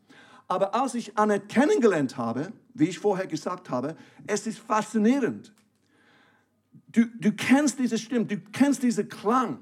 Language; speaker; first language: German; non-native, fluent; English